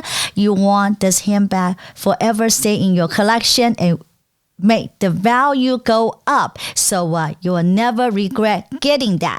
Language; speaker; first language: English; non-native, fluent; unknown